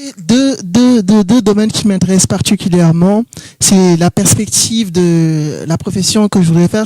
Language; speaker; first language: French; non-native, local second language; Wolof